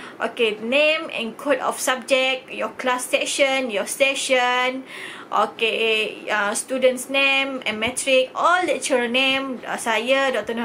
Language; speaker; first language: English; non-native, local second language; Malay